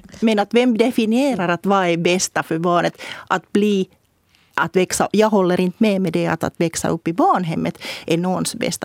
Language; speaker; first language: Swedish; non-native, local second language; Finnish